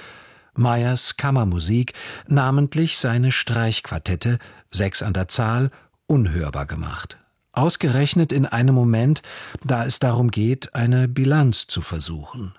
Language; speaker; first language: German; native; German